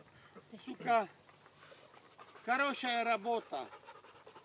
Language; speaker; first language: Russian; non-native, learner; Czech